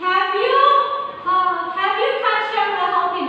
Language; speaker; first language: English; non-native, learner; Indonesian